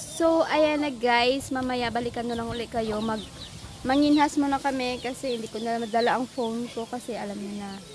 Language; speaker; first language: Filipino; non-native, local second language; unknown